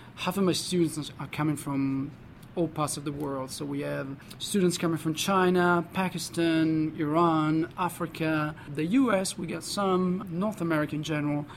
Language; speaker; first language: English; non-native, fluent; Italian